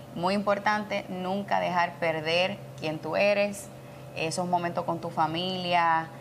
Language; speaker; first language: Spanish; native; Spanish